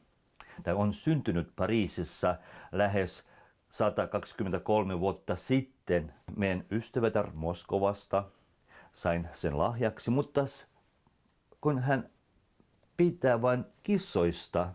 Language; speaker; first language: Finnish; non-native, local second language; Russian